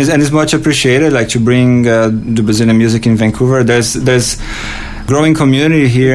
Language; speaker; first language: English; non-native, fluent; Portuguese